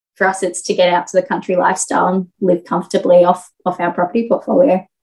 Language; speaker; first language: English; native; English